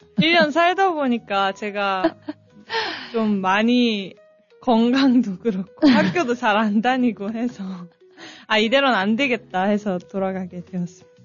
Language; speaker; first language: Korean; early bilingual, heritage; Korean